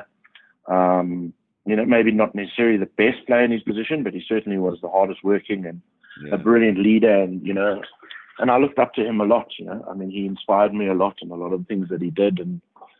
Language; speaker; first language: English; native; English